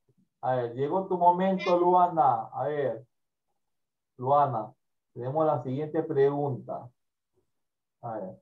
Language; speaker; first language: Spanish; native; Spanish